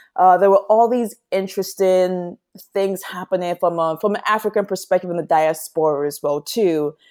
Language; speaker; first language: English; non-native, local second language; Yoruba